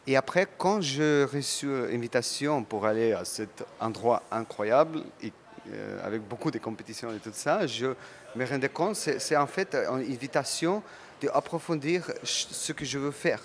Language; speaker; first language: French; non-native, learner; Russian